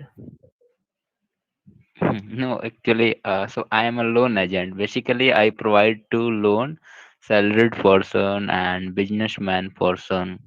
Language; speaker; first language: English; non-native, local second language; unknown